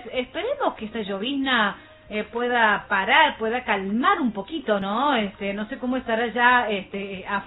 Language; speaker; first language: Spanish; native; Spanish